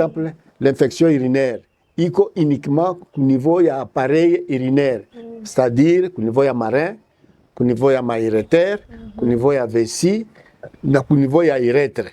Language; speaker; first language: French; non-native, local second language; Swahili